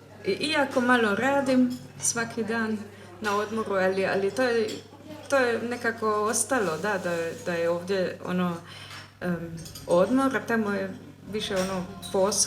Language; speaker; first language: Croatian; early bilingual, heritage; German